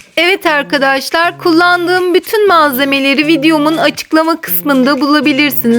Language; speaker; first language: Turkish; native; Turkish